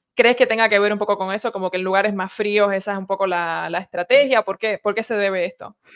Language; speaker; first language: Spanish; early bilingual, heritage; Spanish